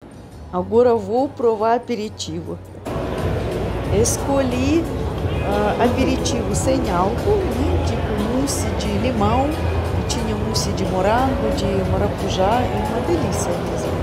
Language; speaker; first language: Portuguese; non-native, fluent; Russian